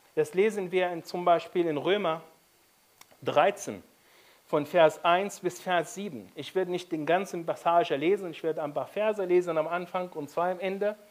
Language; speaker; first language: German; non-native, fluent; Arabic